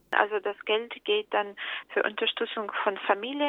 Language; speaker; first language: German; non-native, fluent; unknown